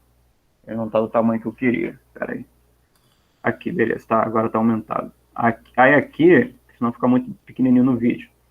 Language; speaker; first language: Portuguese; native; Portuguese